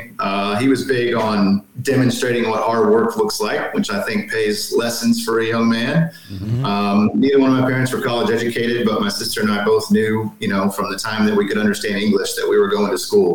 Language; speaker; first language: English; native; English